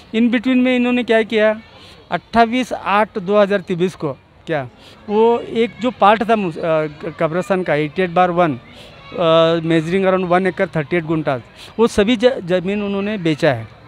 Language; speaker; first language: Hindi; non-native, local second language; Urdu